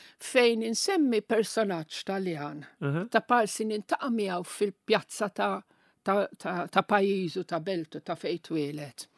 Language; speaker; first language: Maltese; non-native, local second language; Italian